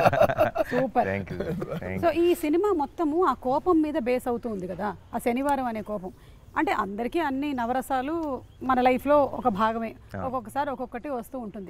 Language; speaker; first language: Telugu; native; Telugu